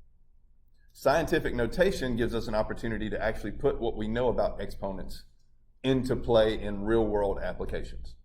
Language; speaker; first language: English; native; English